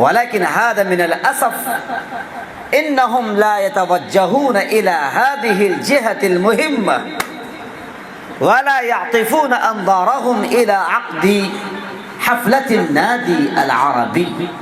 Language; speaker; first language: Arabic; non-native, fluent; Urdu